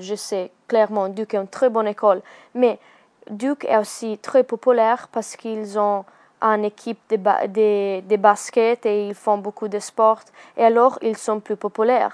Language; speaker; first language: French; non-native, learner; Italian